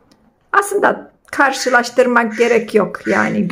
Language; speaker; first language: Turkish; non-native, fluent; Polish